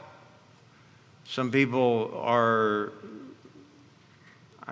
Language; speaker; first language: English; native; English